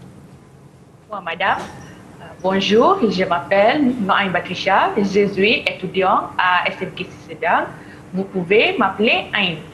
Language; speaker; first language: French; non-native, learner; Malay